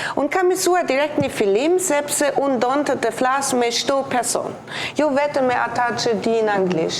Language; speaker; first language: Albanian; non-native, fluent; German